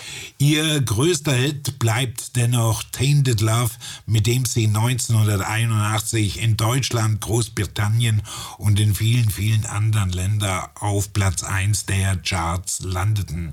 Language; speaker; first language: German; native; German